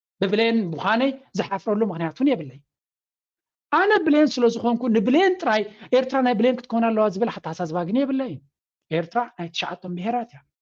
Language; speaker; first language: Tigrinya; native; Tigrinya